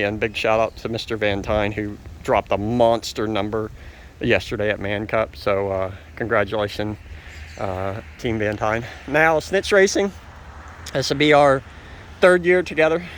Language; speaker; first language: English; native; English